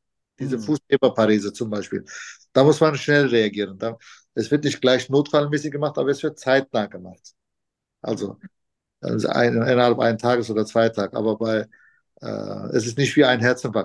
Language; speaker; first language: German; non-native, fluent; Turkish